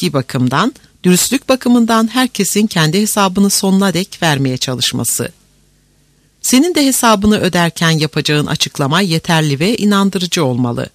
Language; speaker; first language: Turkish; native; Turkish